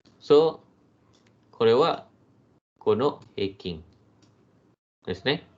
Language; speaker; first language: Japanese; non-native, fluent; Malay